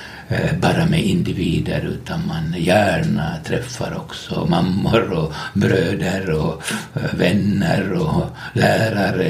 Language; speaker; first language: Swedish; non-native, local second language; Finnish